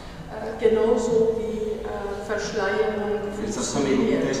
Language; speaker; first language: German; non-native, fluent; Persian